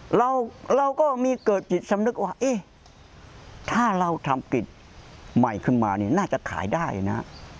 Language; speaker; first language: Thai; non-native, local second language; Pattani Malay